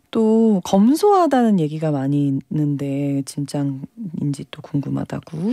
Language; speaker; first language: Korean; native; Korean